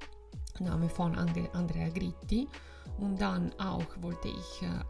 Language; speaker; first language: German; non-native, fluent; Italian